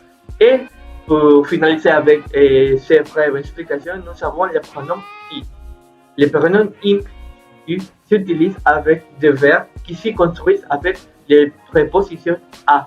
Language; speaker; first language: French; non-native, learner; Spanish